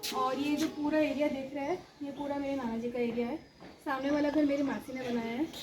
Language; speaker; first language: Hindi; non-native, local second language; Bangla